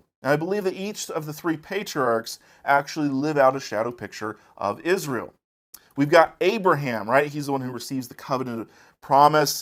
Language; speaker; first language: English; native; English